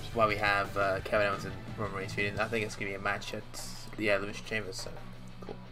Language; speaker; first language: English; native; English